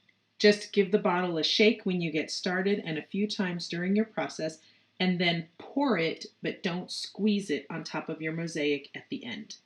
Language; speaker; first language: English; native; English